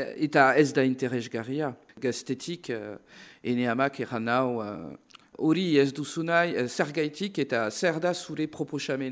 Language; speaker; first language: Basque; non-native, local second language; French